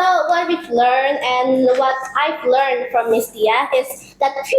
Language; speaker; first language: English; non-native, fluent; Indonesian